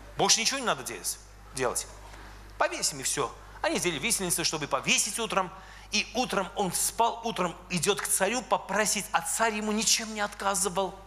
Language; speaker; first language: Russian; non-native, local second language; Armenian